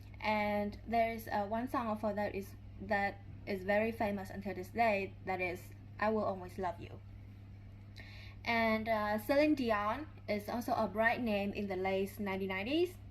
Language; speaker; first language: English; non-native, learner; Vietnamese